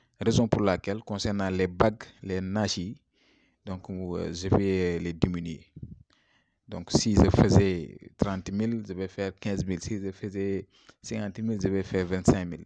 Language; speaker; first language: French; non-native, local second language; Wolof